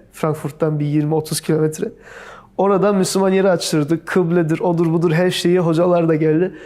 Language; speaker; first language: Turkish; early bilingual, heritage; Turkish